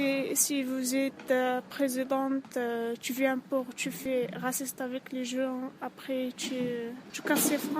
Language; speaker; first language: French; non-native, learner; Arabic